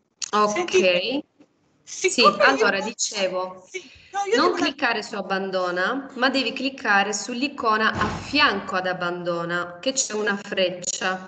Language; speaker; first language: Italian; native; Italian